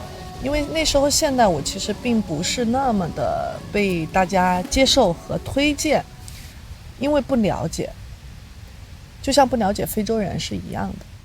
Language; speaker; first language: Chinese; native; Chinese